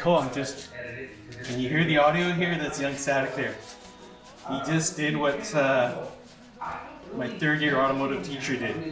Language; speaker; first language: English; native; English